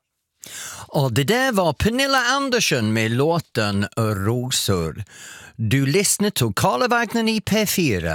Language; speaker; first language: Swedish; non-native, fluent; English